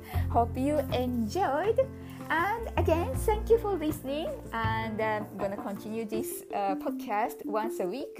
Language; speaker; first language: English; non-native, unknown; Japanese